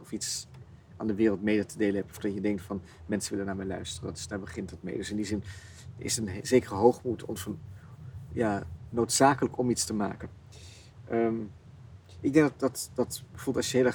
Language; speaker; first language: Dutch; native; Dutch